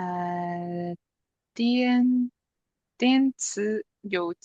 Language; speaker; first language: Chinese; non-native, learner; English